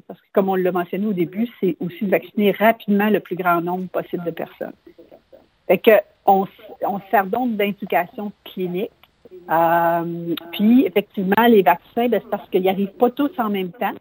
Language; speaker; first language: French; native; French